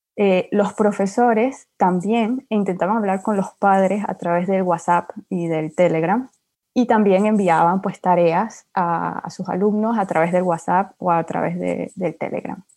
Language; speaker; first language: Spanish; native; Spanish